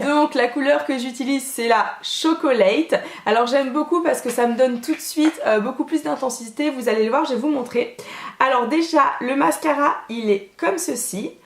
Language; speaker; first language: French; native; French